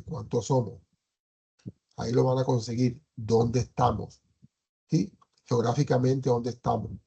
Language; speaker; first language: Spanish; native; Spanish